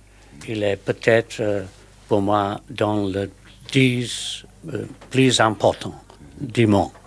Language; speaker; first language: French; non-native, learner; English